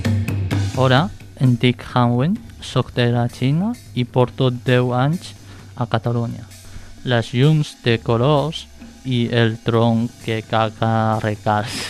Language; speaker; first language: Catalan; non-native, learner; Chinese